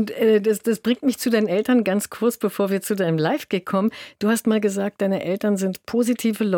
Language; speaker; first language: German; native; German